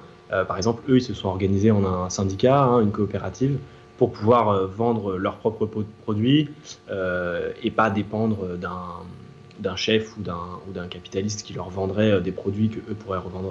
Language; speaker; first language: French; native; French